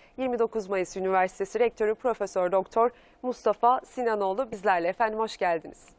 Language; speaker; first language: Turkish; native; Turkish